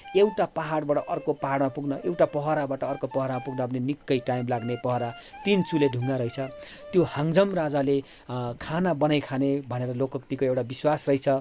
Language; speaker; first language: Nepali; non-native, local second language; Limbu